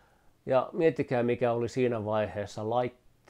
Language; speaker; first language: Finnish; native; Finnish